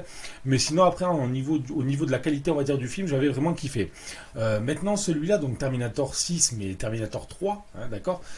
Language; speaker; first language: French; native; French